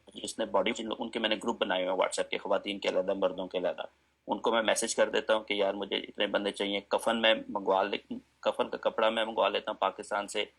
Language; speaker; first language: Urdu; native; Urdu